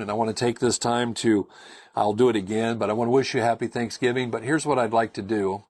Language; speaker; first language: English; native; English